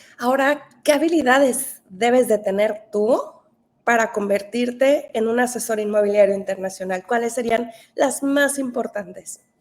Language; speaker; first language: Spanish; native; Spanish